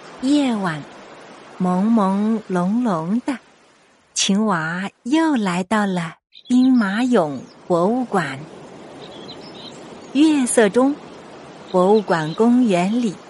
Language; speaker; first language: Chinese; native; Chinese